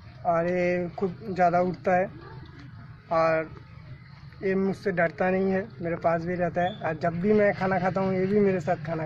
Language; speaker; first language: Hindi; non-native, local second language; Bangla